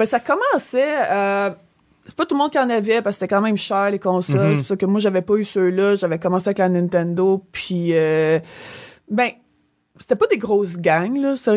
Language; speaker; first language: French; native; French